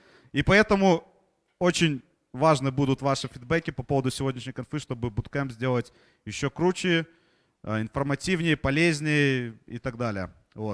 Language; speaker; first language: Russian; native; Russian